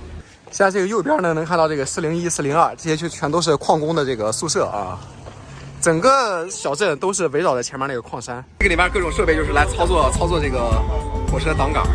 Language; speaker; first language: Chinese; native; Chinese